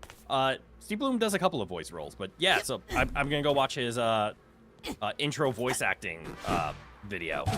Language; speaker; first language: English; native; English